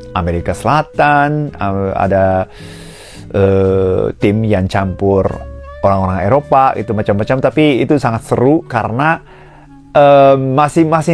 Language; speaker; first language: Indonesian; non-native, fluent; Japanese